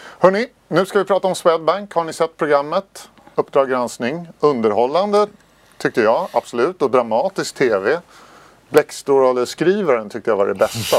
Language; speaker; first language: Swedish; native; Swedish